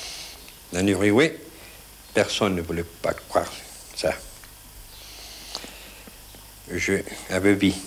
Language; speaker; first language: French; non-native, fluent; Spanish